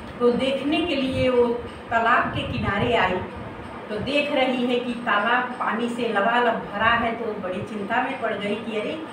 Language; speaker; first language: Hindi; native; Hindi